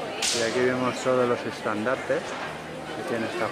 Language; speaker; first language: Spanish; native; Spanish